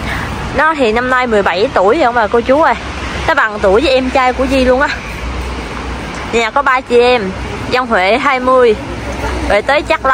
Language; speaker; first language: Vietnamese; native; Vietnamese